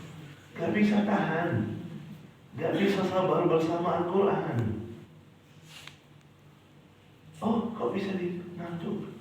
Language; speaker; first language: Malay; non-native, fluent; Arabic